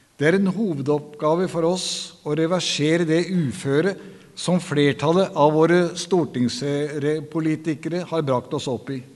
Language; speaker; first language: Norwegian; native; Norwegian